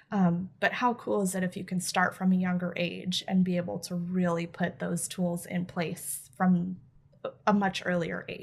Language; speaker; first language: English; native; English